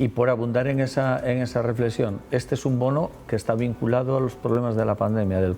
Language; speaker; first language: Spanish; native; Spanish